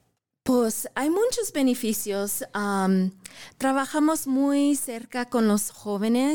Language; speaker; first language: Spanish; early bilingual, heritage; English